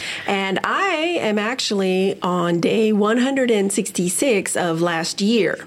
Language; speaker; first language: English; early bilingual, other home language; Spanish